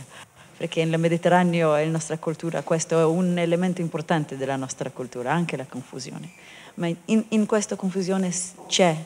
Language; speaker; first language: Italian; non-native, learner; Hebrew